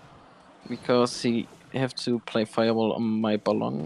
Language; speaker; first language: English; non-native, fluent; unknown